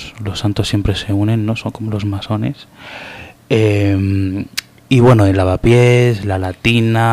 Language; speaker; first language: Spanish; native; Spanish